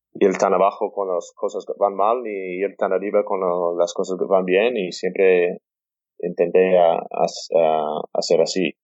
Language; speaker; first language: Spanish; non-native, fluent; English